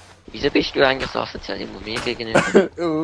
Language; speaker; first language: German; native; German